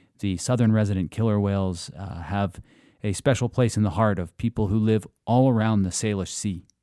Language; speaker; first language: English; native; English